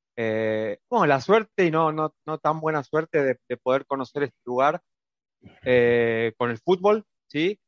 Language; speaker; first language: Spanish; native; Spanish